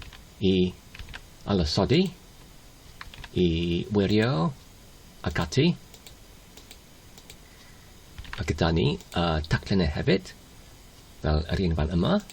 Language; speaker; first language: Welsh; non-native, learner; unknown